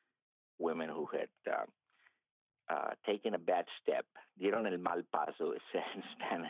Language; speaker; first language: English; early bilingual, other home language; Spanish